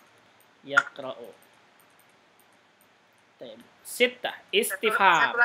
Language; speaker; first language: Arabic; non-native, fluent; Indonesian